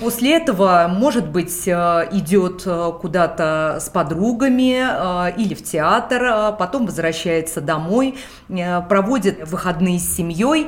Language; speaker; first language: Russian; native; Russian